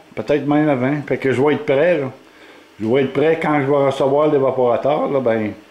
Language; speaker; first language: French; native; French